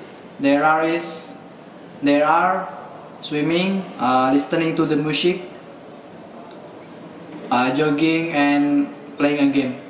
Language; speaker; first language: English; non-native, learner; Indonesian